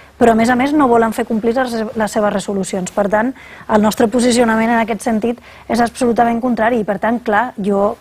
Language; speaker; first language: Catalan; non-native, local second language; Spanish